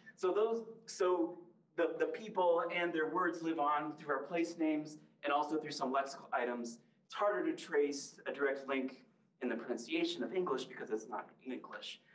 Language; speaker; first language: English; native; English